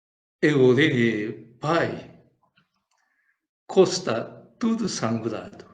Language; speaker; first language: Portuguese; non-native, learner; Japanese